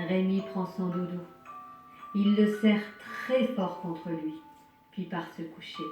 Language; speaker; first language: French; native; French